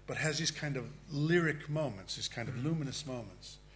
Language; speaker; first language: English; early bilingual, other home language; Spanish